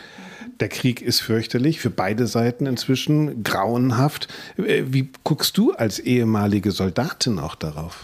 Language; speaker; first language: German; native; German